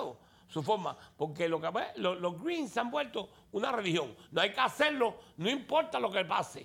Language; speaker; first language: Spanish; native; Spanish